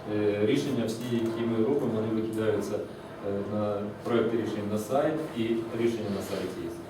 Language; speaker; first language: Ukrainian; native; Ukrainian